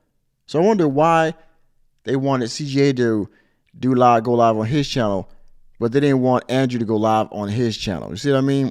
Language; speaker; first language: English; native; English